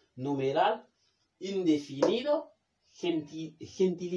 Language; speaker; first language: Spanish; non-native, fluent; Haitian Creole